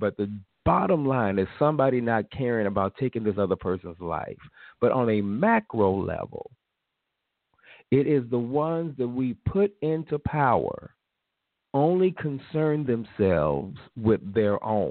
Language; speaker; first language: English; native; English